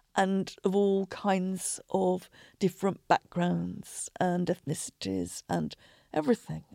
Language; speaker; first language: English; native; English